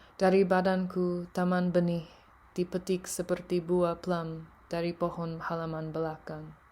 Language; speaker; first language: Indonesian; early bilingual, heritage; English